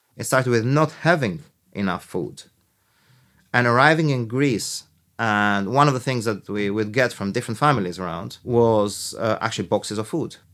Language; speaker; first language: English; early bilingual, other home language; Albanian